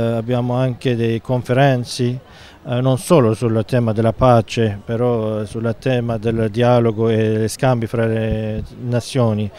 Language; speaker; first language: Italian; non-native, fluent; Arabic